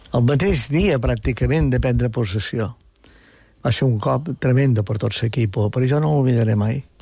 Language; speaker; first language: Catalan; native; Catalan